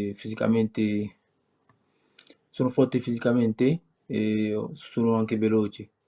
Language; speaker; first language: Italian; non-native, learner; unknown